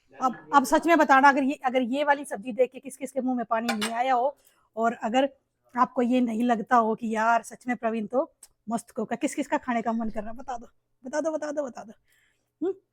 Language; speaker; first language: Hindi; native; Hindi